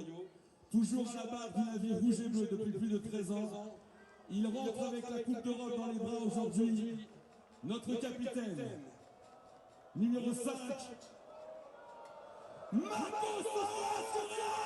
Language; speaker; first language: French; native; French